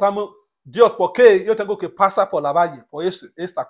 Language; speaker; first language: Spanish; non-native, learner; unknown